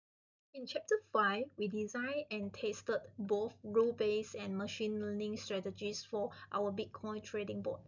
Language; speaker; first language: English; non-native, local second language; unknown